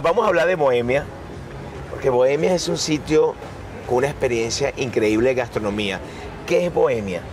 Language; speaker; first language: Spanish; native; Spanish